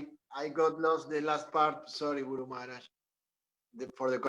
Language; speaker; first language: English; non-native, learner; Spanish